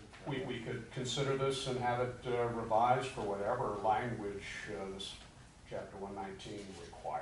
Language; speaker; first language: English; native; English